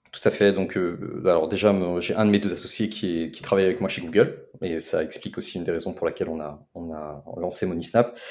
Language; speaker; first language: French; native; French